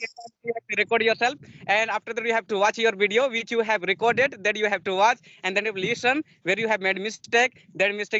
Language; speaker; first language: English; non-native, learner; Santali